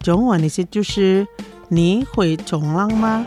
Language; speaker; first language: Chinese; non-native, fluent; Indonesian